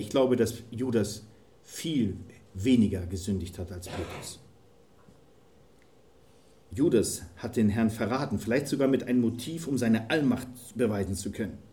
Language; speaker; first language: German; native; German